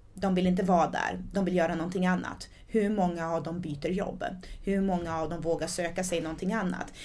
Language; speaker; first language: Swedish; early bilingual, other home language; Portuguese